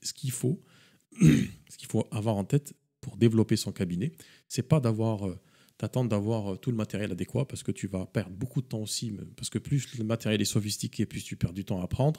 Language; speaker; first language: French; native; French